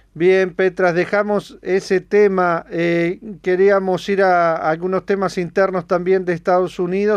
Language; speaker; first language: Spanish; native; Spanish